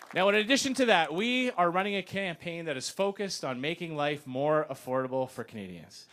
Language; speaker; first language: English; native; English